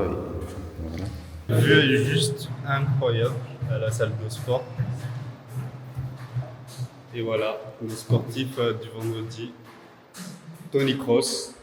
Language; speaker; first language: French; native; French